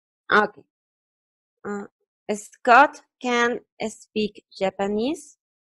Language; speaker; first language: English; non-native, learner; Spanish